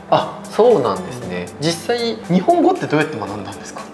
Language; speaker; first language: Japanese; native; Japanese